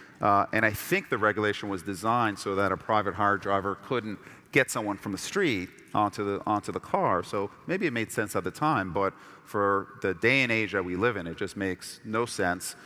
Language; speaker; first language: English; early bilingual, other home language; Persian